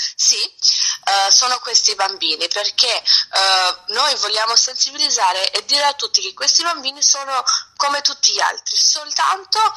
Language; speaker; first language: Italian; non-native, fluent; Albanian